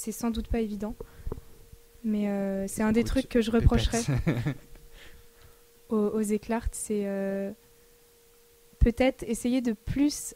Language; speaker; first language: French; native; French